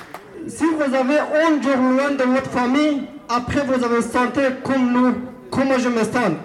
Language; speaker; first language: French; non-native, learner; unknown